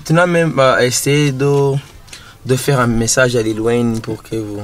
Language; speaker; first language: French; non-native, local second language; Rundi